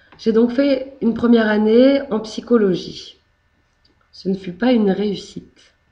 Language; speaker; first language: French; native; French